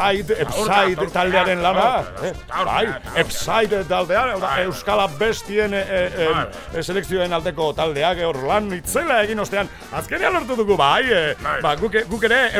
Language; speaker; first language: Basque; native; Basque